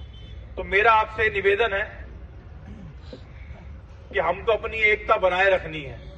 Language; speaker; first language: Hindi; native; Hindi